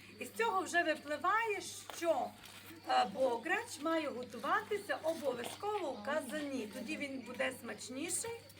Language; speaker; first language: Ukrainian; native; Ukrainian